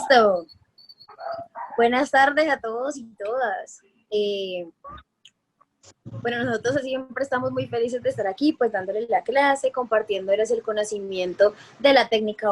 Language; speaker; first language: Spanish; native; Spanish